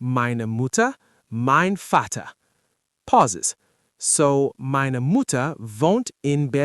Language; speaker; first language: German; non-native, learner; English